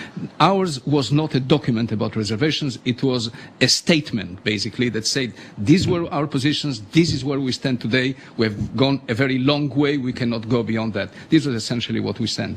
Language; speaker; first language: English; non-native, fluent; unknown